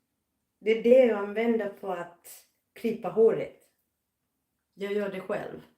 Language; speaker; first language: Swedish; non-native, fluent; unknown